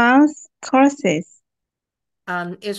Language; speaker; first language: English; non-native, fluent; Chinese